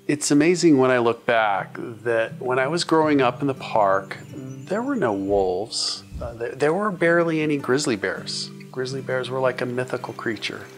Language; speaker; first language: English; native; English